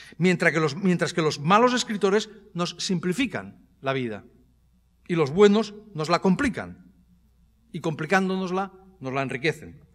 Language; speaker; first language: Spanish; native; Spanish